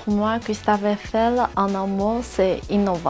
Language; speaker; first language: French; non-native, learner; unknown